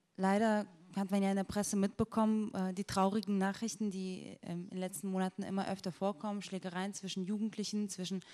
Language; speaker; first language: German; native; German